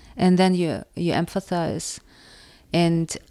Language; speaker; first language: English; non-native, fluent; Russian